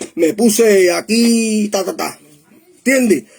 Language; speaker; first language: Spanish; early bilingual, heritage; Spanish